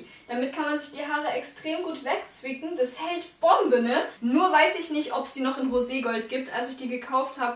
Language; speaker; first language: German; native; German